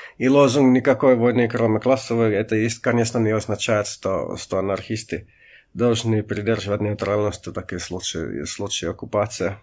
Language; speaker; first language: Russian; non-native, fluent; Finnish